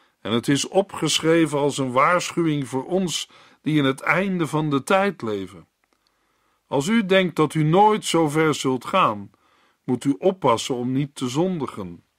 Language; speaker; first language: Dutch; native; Dutch